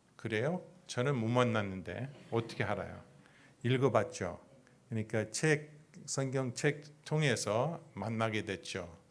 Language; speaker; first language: Korean; non-native, fluent; English